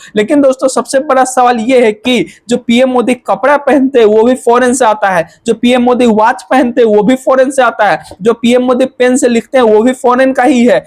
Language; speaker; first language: Hindi; native; Hindi